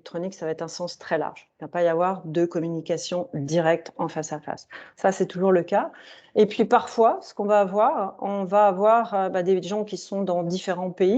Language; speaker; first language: French; native; French